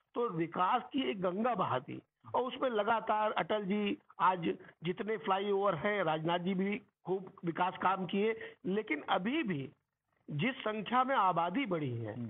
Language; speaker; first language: Hindi; native; Hindi